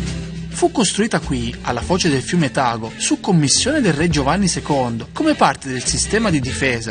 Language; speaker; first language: Italian; native; Italian